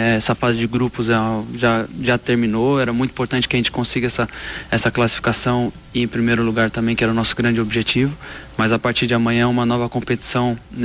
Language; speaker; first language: Portuguese; native; Portuguese